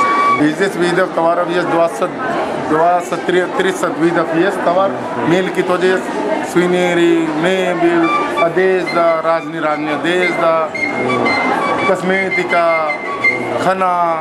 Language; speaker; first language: Russian; non-native, learner; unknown